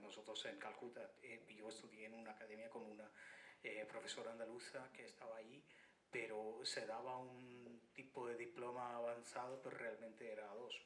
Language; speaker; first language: Spanish; non-native, fluent; Bangla